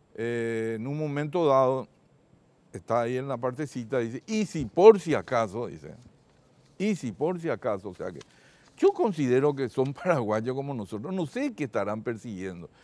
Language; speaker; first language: Spanish; native; Spanish